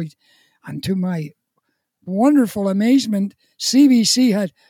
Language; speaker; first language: English; native; English